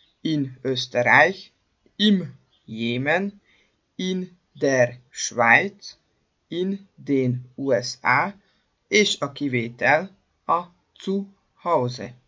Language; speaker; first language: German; non-native, fluent; Hungarian